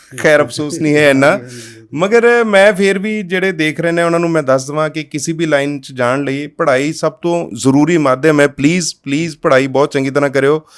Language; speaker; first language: Punjabi; non-native, local second language; Hindi